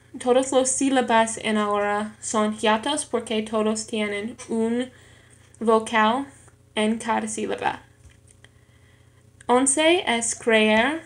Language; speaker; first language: Spanish; non-native, learner; English